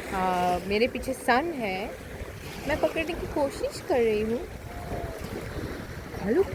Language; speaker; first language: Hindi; non-native, local second language; Bangla